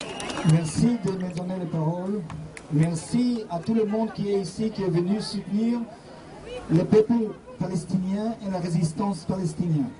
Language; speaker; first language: French; non-native, fluent; Hebrew